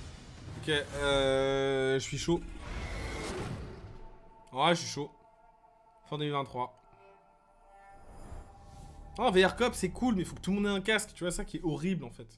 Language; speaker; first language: French; native; French